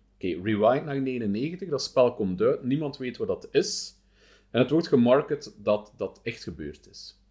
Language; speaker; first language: Dutch; native; Dutch